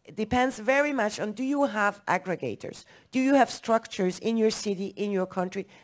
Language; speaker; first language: English; non-native, fluent; German